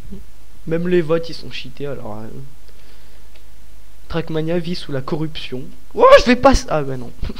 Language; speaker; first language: French; native; French